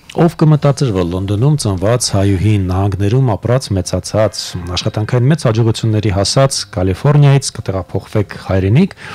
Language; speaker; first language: Armenian; native; Armenian